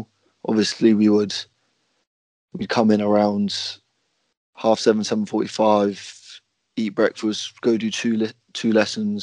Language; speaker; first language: English; native; English